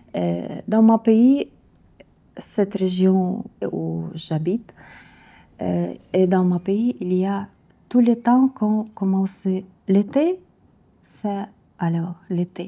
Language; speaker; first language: French; non-native, learner; Ukrainian